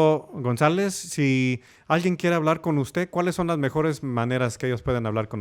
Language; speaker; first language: Spanish; early bilingual, heritage; Spanish